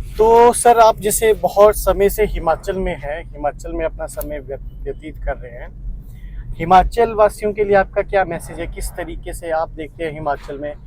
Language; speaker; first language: Hindi; native; Hindi